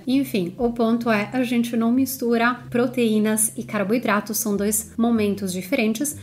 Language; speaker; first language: Portuguese; non-native, fluent; Italian